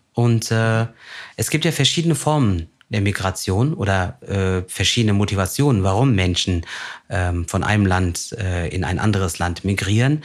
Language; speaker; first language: German; early bilingual, other home language; Turkish